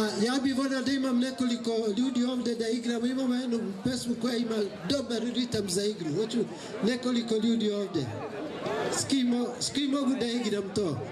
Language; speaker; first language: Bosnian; non-native, fluent; Swahili